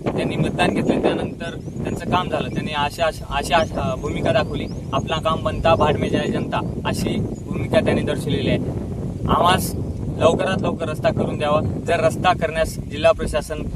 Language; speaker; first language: Marathi; non-native, local second language; Lambadi